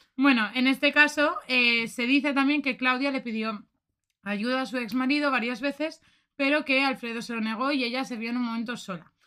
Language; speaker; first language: Spanish; native; Spanish